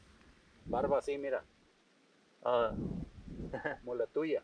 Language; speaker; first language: Spanish; native; Spanish